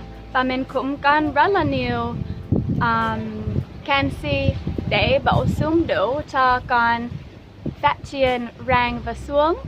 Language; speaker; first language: Vietnamese; non-native, fluent; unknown